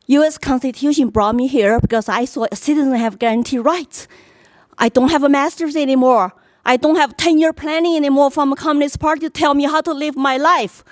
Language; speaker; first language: English; non-native, fluent; Chinese